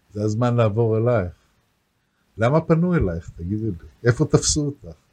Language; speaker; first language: Hebrew; native; Hebrew